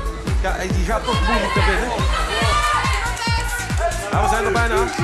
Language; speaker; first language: Dutch; native; Dutch